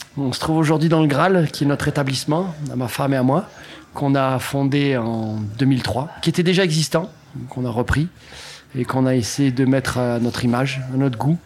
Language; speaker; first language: French; native; French